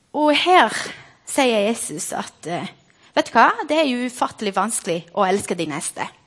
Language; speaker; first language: Norwegian; non-native, fluent; Portuguese